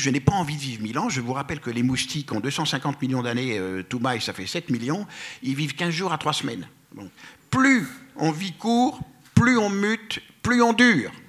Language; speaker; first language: French; native; French